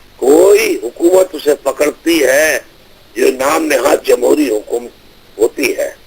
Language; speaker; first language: Urdu; native; Urdu